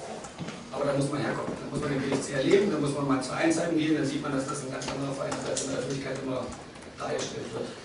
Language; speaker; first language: German; native; German